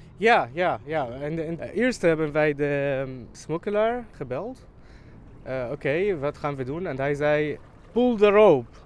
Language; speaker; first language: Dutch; non-native, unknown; Arabic